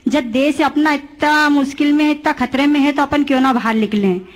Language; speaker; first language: Hindi; native; Hindi